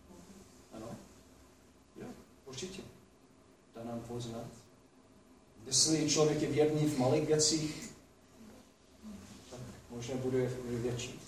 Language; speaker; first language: Czech; non-native, fluent; English